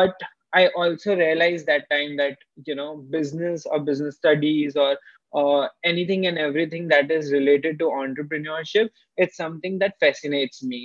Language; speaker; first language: English; non-native, local second language; Hindi